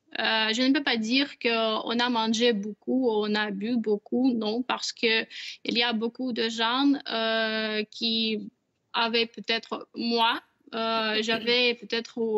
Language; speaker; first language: French; non-native, fluent; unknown